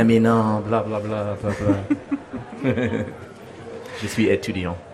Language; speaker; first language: French; non-native, learner; English